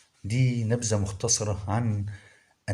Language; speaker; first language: Arabic; native; Arabic